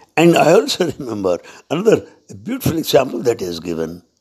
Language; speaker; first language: English; non-native, local second language; Telugu